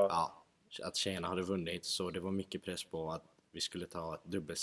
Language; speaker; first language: Swedish; early bilingual, other home language; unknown